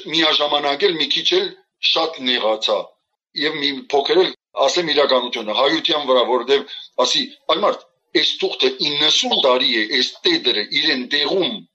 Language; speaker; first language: Armenian; early bilingual, heritage; Armenian